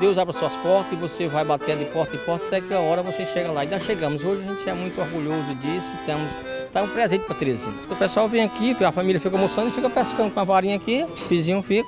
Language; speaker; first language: Portuguese; native; Portuguese